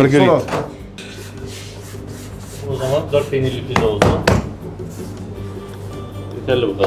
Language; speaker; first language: Turkish; non-native, learner; French